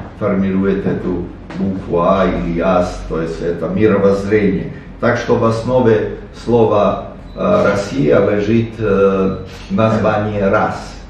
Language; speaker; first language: Russian; non-native, fluent; Serbian